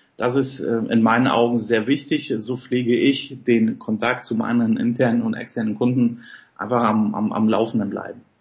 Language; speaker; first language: German; early bilingual, other home language; Polish